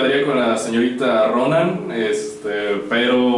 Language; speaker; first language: Spanish; native; Spanish